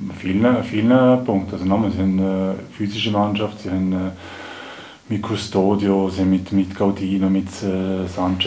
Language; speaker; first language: German; native; German